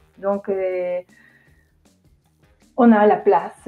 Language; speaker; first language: French; non-native, fluent; Spanish